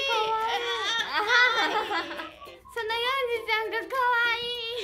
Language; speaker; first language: Japanese; non-native, fluent; Korean